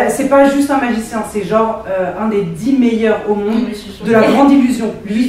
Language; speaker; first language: French; native; French